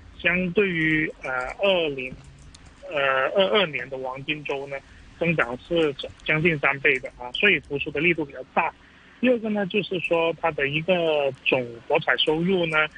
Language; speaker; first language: Chinese; native; Chinese